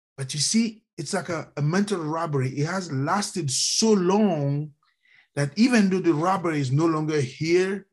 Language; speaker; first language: English; non-native, fluent; French